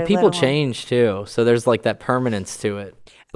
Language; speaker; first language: English; native; English